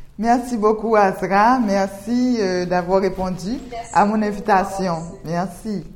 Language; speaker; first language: French; non-native, local second language; Haitian Creole